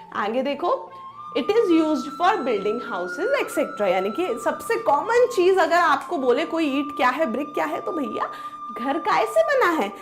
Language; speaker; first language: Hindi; non-native, local second language; Gujarati